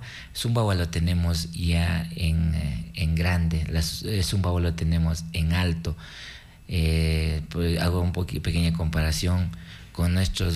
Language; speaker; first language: Spanish; native; Spanish